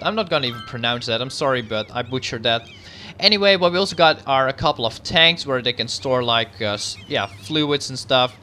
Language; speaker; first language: English; non-native, fluent; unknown